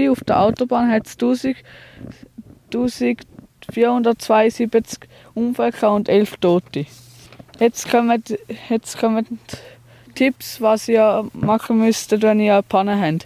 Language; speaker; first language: German; native; German